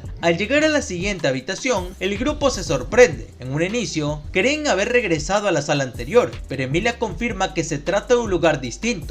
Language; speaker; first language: Spanish; native; Spanish